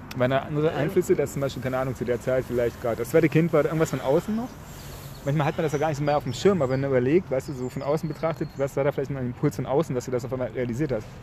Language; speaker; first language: German; native; German